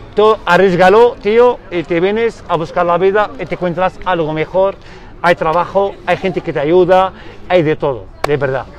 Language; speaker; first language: Spanish; non-native, fluent; Arabic